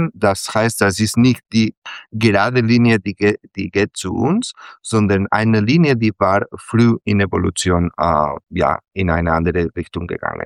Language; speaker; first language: German; non-native, fluent; Catalan